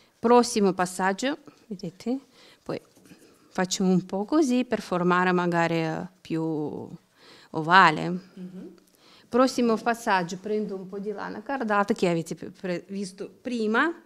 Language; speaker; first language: Italian; non-native, learner; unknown